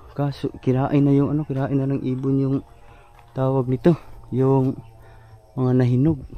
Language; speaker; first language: Filipino; non-native, local second language; Cebuano